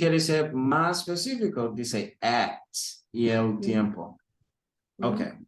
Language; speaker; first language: Spanish; early bilingual, heritage; Spanish